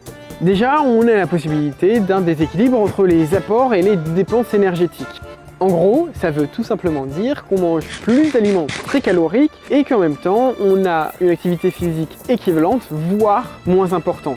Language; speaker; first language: French; native; French